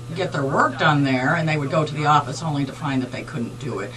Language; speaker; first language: English; native; English